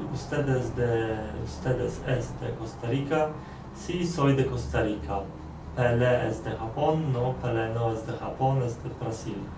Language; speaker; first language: Spanish; non-native, learner; Polish